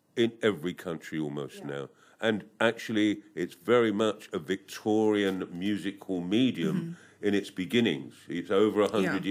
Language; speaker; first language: English; native; English